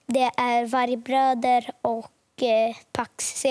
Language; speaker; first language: Swedish; early bilingual, other home language; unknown